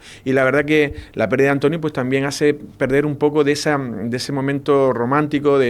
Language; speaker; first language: Spanish; native; Spanish